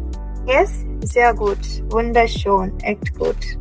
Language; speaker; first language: German; non-native, fluent; Hindi